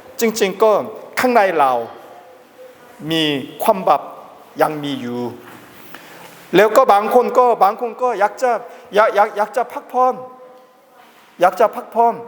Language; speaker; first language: Thai; non-native, learner; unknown